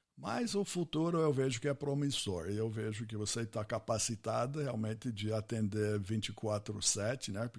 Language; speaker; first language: Portuguese; non-native, fluent; English